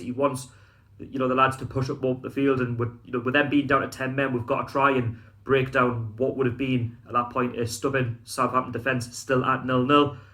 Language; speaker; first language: English; native; English